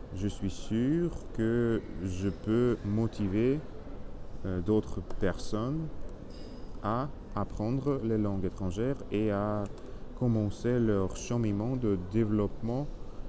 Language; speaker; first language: French; non-native, learner; Spanish